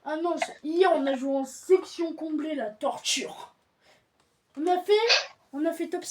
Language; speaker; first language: French; native; French